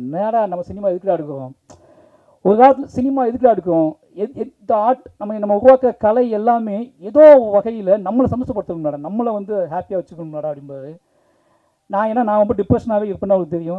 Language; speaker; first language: Tamil; native; Tamil